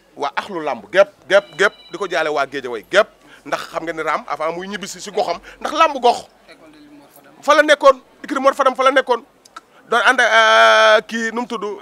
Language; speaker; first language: Wolof; native; Wolof